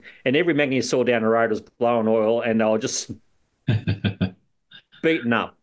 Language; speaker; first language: English; native; English